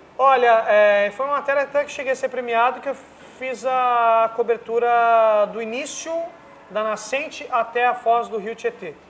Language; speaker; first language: Portuguese; native; Portuguese